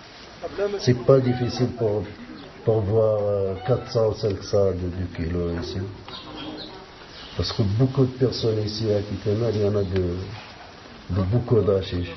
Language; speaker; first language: French; non-native, learner; Arabic